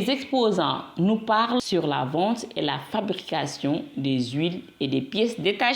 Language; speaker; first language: French; non-native, local second language; Wolof